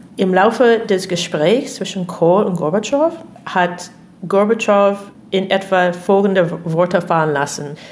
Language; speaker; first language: German; non-native, fluent; English